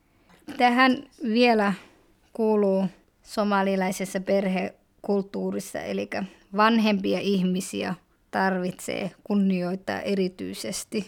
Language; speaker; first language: Finnish; early bilingual, other home language; Somali